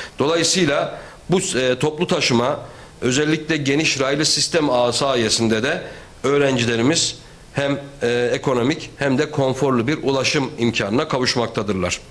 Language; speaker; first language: Turkish; native; Turkish